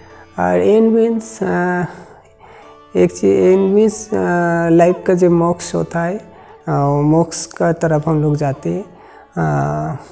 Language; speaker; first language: Hindi; non-native, local second language; Bangla